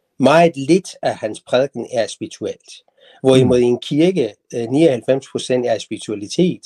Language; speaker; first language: Danish; non-native, fluent; Persian